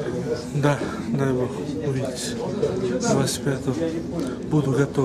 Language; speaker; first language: Russian; non-native, learner; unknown